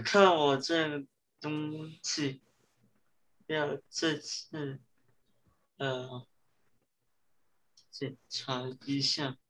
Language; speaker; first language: Chinese; early bilingual, heritage; Chinese